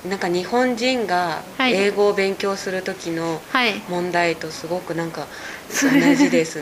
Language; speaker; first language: Japanese; native; Japanese